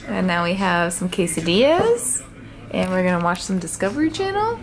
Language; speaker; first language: English; native; English